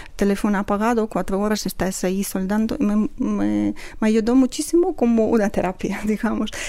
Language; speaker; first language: Spanish; non-native, fluent; Ukrainian